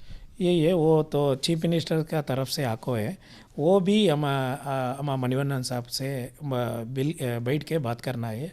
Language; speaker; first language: Hindi; non-native, local second language; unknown